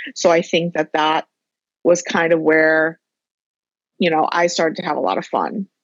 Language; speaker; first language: English; native; English